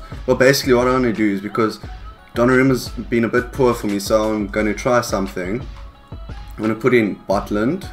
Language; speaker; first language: English; native; English